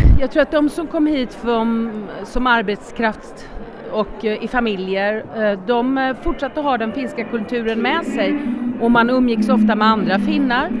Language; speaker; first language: Swedish; native; Swedish